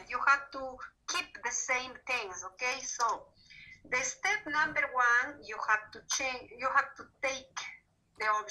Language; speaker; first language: English; non-native, fluent; Spanish